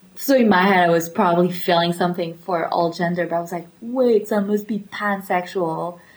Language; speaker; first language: English; non-native, fluent; French